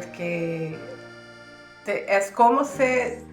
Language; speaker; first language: Spanish; early bilingual, heritage; Spanish